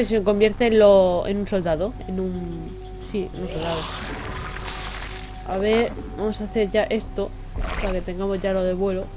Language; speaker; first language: Spanish; native; Spanish